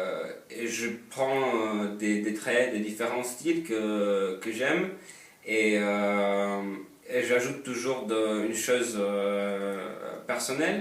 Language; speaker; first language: French; non-native, fluent; Polish